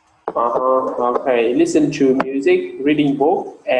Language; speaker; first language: English; non-native, learner; Vietnamese